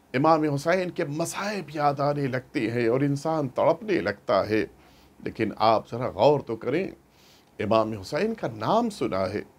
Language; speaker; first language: Urdu; native; Urdu